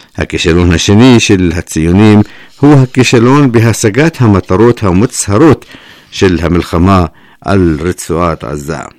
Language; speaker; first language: Hebrew; non-native, fluent; Persian